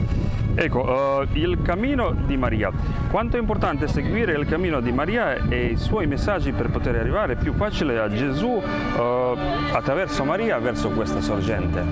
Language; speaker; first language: Italian; non-native, fluent; Croatian